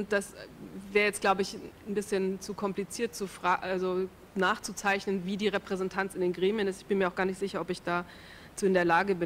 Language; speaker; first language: German; native; German